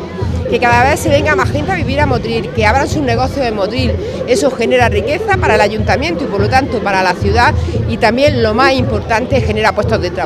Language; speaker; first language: Spanish; native; Spanish